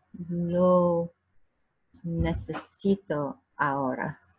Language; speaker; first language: Spanish; non-native, learner; English